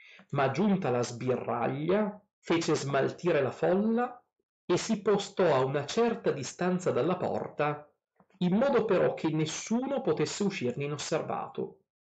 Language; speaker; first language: Italian; native; Italian